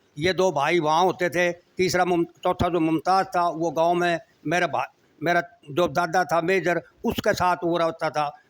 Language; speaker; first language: Hindi; native; Hindi